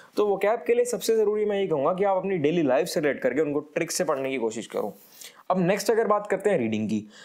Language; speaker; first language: Hindi; native; Hindi